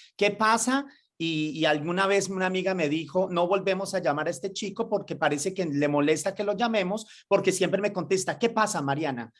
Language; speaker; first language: Spanish; native; Spanish